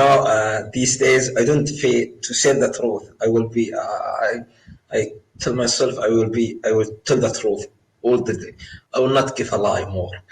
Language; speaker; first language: English; non-native, learner; Arabic